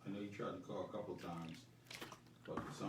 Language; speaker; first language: English; native; English